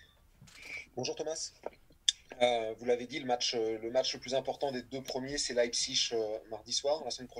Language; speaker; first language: French; native; French